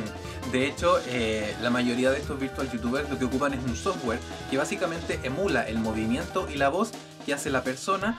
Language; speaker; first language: Spanish; native; Spanish